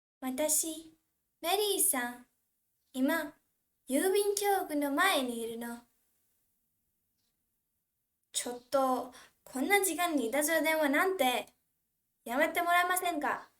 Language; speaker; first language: Japanese; non-native, fluent; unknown